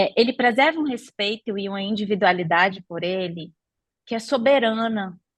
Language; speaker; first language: Portuguese; native; Portuguese